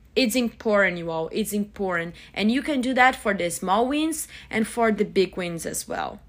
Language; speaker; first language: English; non-native, fluent; Portuguese